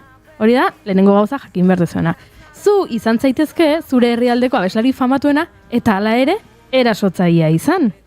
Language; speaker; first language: Basque; native; Basque